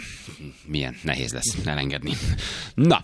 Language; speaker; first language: Hungarian; native; Hungarian